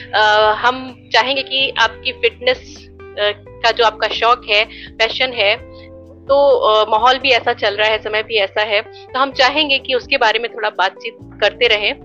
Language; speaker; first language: Hindi; native; Hindi